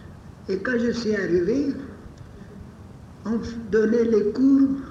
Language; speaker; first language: French; non-native, fluent; Bulgarian